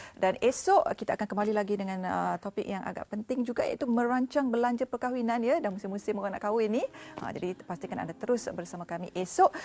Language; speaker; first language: Malay; native; Malay